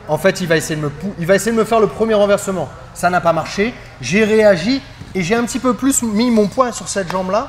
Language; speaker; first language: French; native; French